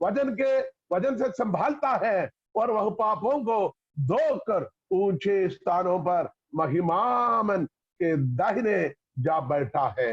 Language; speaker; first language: Hindi; non-native, local second language; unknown